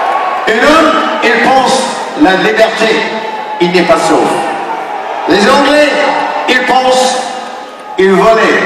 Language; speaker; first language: French; non-native, learner; English